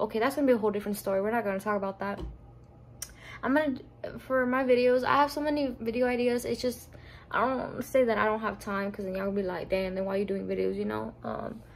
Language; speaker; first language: English; early bilingual, other home language; Spanish